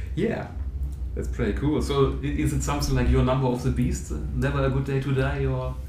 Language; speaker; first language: English; non-native, fluent; German